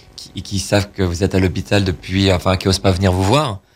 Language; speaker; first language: French; native; French